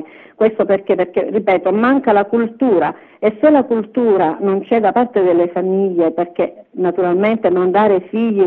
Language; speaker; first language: Italian; native; Italian